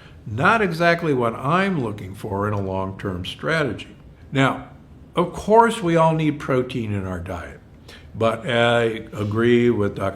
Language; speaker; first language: English; native; English